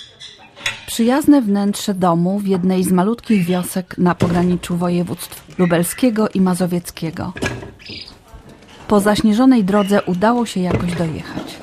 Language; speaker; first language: Polish; native; Polish